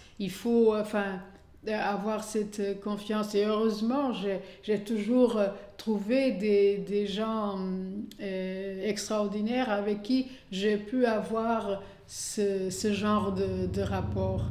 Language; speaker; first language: French; non-native, fluent; Portuguese